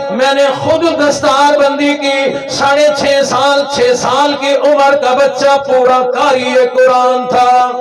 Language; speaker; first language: Urdu; non-native, local second language; Saraiki